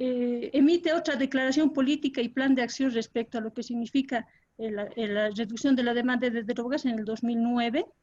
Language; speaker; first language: Spanish; native; Spanish